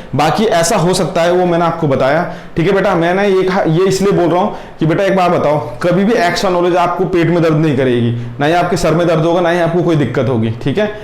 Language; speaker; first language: Hindi; native; Hindi